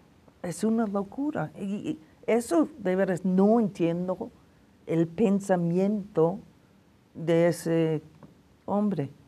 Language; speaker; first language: Spanish; non-native, fluent; English